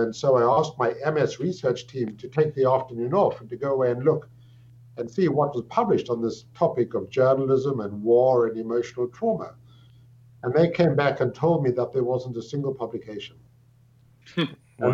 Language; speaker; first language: English; native; English